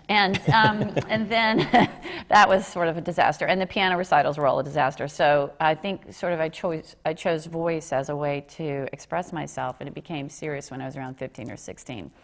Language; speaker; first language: English; native; English